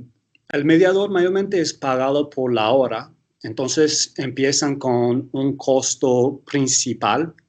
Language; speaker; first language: Spanish; early bilingual, heritage; English